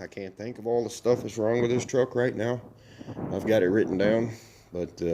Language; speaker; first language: English; native; English